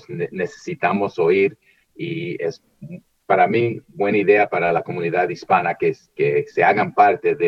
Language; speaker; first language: Spanish; early bilingual, heritage; Spanish